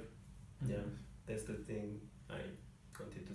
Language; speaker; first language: English; non-native, fluent; Korean